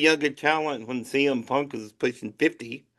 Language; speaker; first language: English; native; English